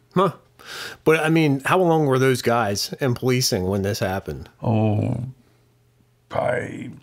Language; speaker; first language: English; native; English